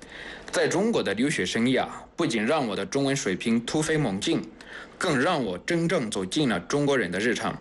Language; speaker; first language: Chinese; non-native, fluent; Kinyarwanda